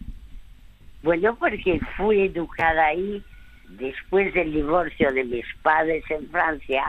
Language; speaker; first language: Spanish; early bilingual, other home language; French